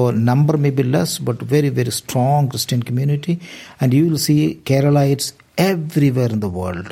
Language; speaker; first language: English; non-native, local second language; Malayalam